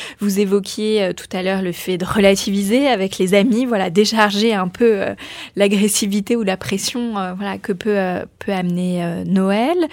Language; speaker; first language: French; native; French